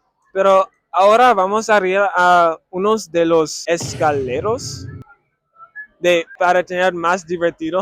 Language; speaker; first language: Spanish; non-native, learner; English